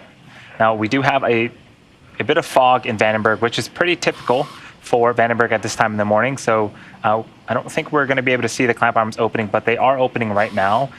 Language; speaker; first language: English; native; English